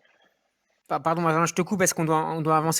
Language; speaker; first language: French; native; French